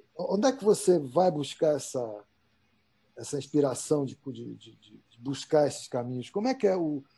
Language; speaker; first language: Portuguese; native; Portuguese